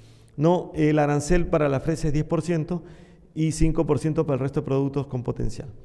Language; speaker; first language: Spanish; native; Spanish